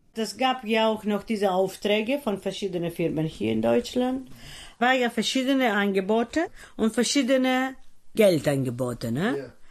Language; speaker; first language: German; non-native, fluent; Greek